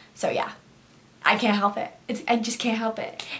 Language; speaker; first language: English; native; English